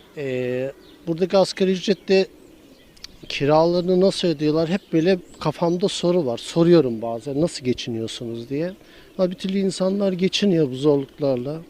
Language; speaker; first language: Turkish; native; Turkish